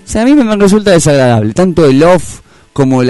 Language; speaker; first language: Spanish; native; Spanish